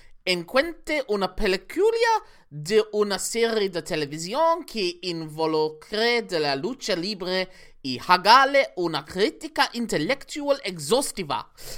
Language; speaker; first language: Spanish; non-native, learner; English